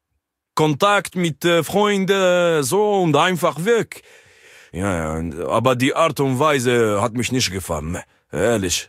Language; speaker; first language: German; non-native, learner; French